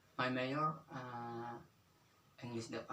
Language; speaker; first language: English; non-native, learner; Indonesian